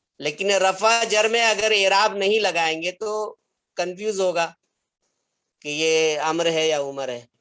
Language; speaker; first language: Urdu; native; Urdu